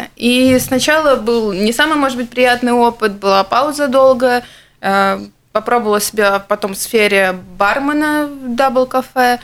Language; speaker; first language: Russian; native; Russian